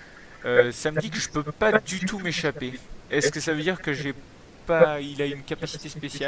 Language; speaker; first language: French; native; French